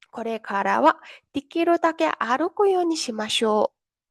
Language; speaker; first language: Japanese; non-native, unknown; Mongolian